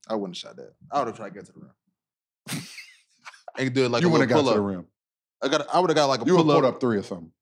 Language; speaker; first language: English; native; English